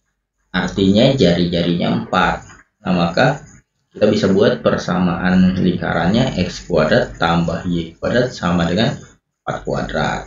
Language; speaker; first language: Indonesian; native; Indonesian